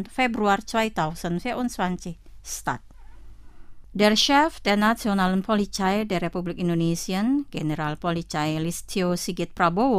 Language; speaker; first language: German; non-native, fluent; Indonesian